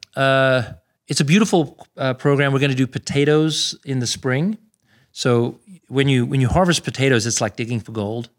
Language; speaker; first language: English; native; English